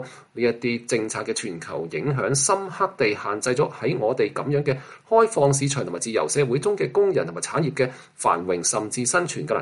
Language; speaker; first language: Chinese; non-native, local second language; Cantonese